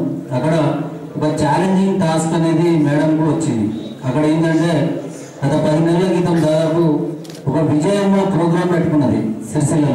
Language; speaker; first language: Telugu; native; Telugu